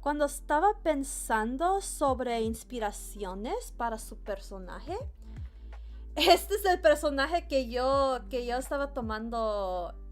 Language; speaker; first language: Spanish; early bilingual, heritage; Spanish